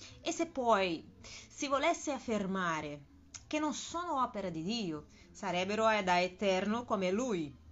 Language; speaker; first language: Italian; non-native, learner; Portuguese